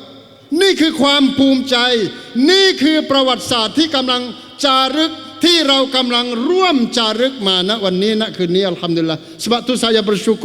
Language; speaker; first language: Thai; non-native, local second language; Malay